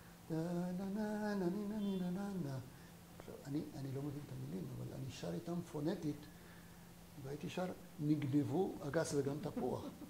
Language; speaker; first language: Hebrew; non-native, fluent; French